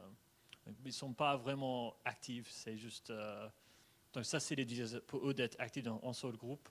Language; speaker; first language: French; non-native, fluent; English